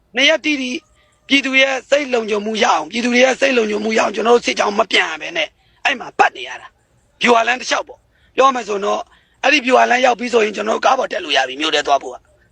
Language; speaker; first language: Burmese; native; Burmese